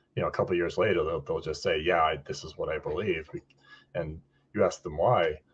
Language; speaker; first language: English; native; English